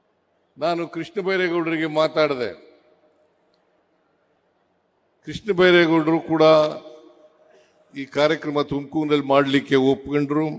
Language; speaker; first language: Kannada; native; Kannada